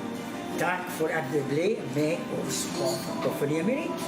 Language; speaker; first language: Swedish; non-native, learner; French